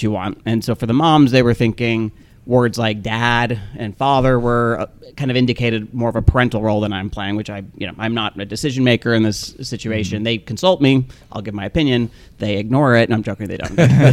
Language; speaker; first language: English; native; English